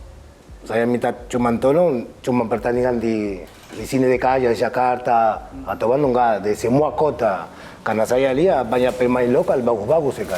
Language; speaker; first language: Indonesian; non-native, fluent; Spanish